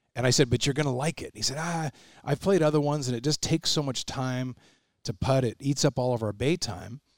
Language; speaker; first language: English; native; English